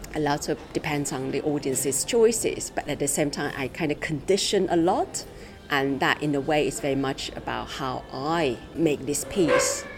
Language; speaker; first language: English; non-native, fluent; Chinese